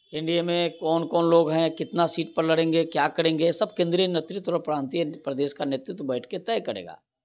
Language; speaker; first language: Hindi; native; Hindi